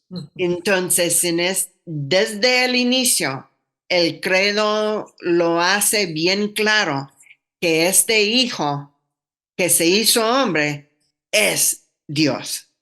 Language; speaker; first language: Spanish; non-native, fluent; English